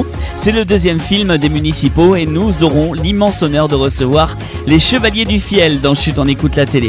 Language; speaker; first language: French; native; French